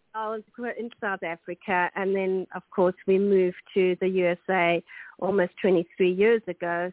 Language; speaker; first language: English; non-native, local second language; German